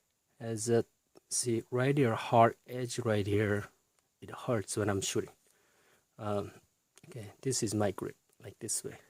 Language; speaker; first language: English; non-native, fluent; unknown